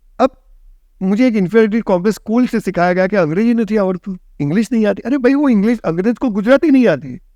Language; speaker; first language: Hindi; non-native, local second language; Gujarati